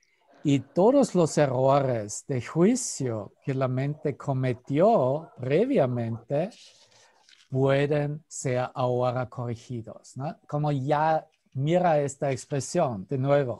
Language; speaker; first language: Spanish; non-native, fluent; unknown